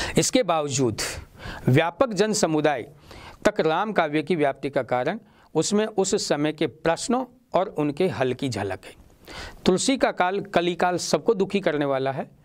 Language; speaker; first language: Hindi; native; Hindi